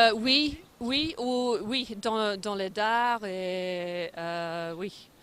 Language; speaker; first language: French; non-native, fluent; English